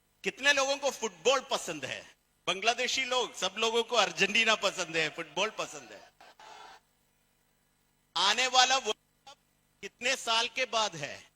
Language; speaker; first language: Hindi; non-native, fluent; Bangla